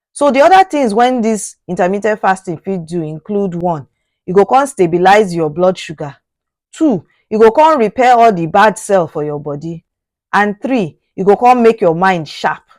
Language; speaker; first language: Nigerian Pidgin; non-native, local second language; Yoruba